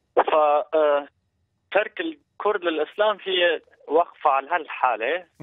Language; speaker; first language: Arabic; non-native, local second language; Kurdish